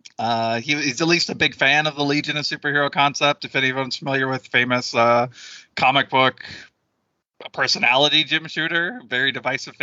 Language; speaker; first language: English; native; English